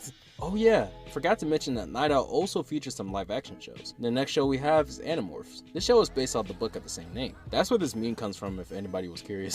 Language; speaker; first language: English; native; English